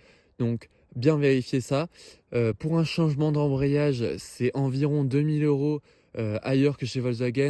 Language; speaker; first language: French; native; French